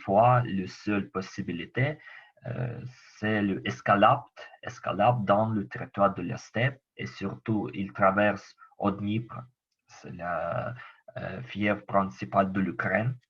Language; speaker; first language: French; non-native, learner; Ukrainian